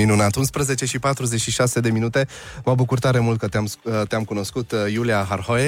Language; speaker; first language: Romanian; native; Romanian